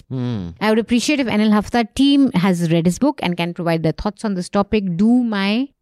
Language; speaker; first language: English; non-native, local second language; Hindi